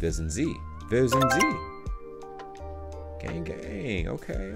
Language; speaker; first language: German; non-native, learner; English